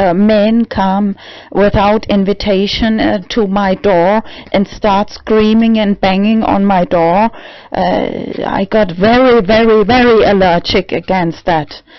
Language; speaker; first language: English; non-native, learner; German